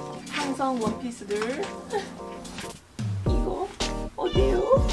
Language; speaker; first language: Korean; non-native, fluent; English